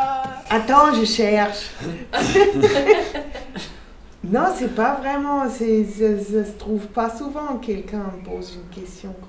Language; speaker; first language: French; non-native, fluent; German